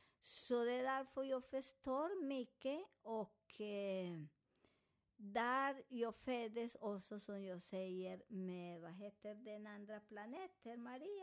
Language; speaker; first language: Swedish; non-native, fluent; Spanish